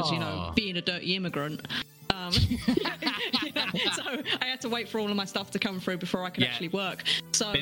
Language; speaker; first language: English; native; English